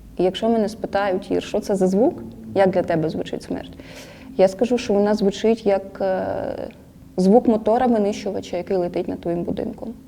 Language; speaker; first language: Ukrainian; native; Ukrainian